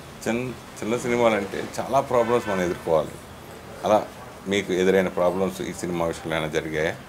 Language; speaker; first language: Telugu; native; Telugu